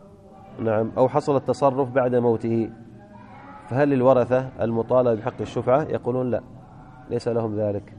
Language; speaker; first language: Arabic; native; Arabic